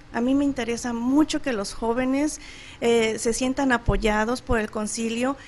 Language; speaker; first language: Spanish; native; Spanish